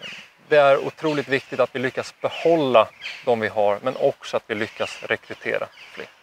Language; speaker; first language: Swedish; native; Swedish